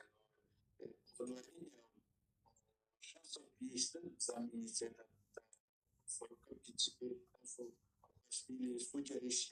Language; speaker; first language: Russian; non-native, learner; Kyrgyz